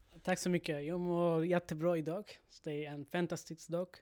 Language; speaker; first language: Swedish; non-native, learner; Bangla